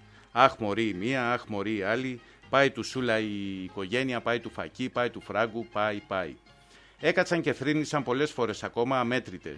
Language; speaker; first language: Greek; native; Greek